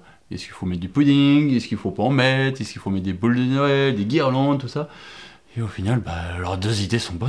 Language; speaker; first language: French; native; French